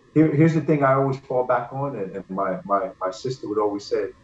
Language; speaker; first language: English; native; English